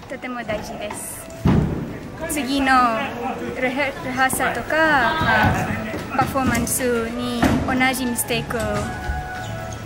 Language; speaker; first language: Japanese; non-native, learner; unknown